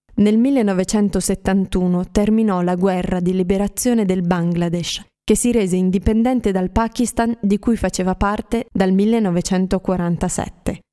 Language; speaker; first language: Italian; native; Italian